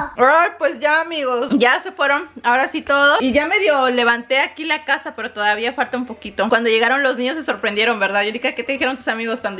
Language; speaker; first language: Spanish; native; Spanish